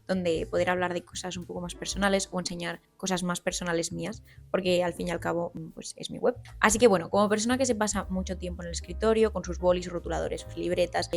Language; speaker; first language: Spanish; native; Spanish